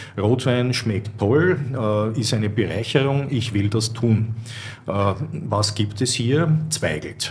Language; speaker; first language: German; native; German